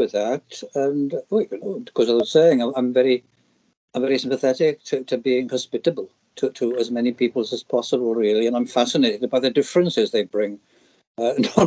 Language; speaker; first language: English; non-native, local second language; Welsh